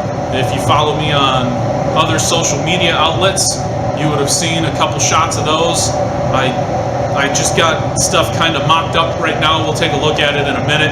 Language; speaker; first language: English; native; English